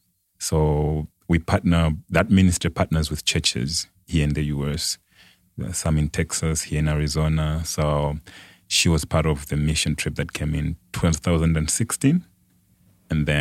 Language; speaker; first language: English; non-native, local second language; Nyanja